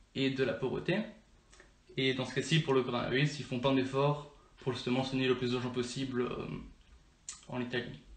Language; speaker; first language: French; early bilingual, other home language; Italian